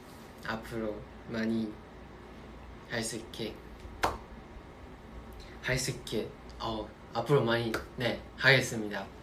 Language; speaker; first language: Korean; non-native, fluent; Japanese